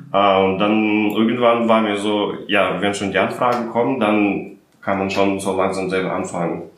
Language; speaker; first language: German; non-native, fluent; Russian